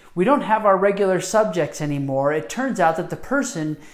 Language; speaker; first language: English; native; English